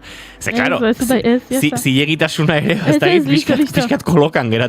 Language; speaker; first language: Basque; native; Basque